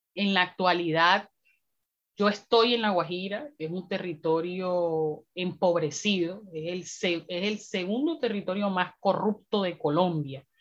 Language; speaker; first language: Spanish; native; Spanish